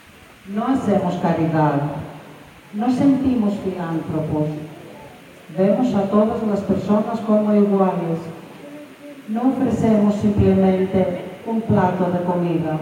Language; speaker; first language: Spanish; non-native, fluent; Greek